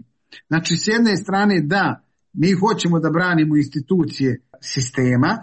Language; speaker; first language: Serbian; native; Serbian